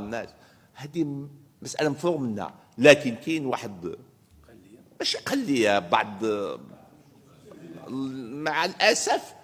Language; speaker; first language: Arabic; native; Arabic